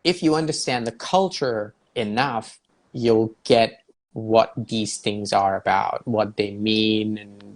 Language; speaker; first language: English; non-native, fluent; Thai